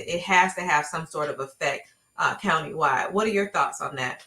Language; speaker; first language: English; native; English